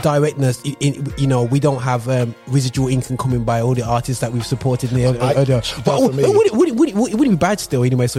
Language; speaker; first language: English; native; English